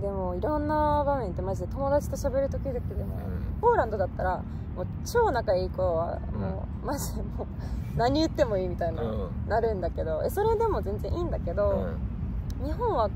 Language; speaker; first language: Japanese; non-native, fluent; Polish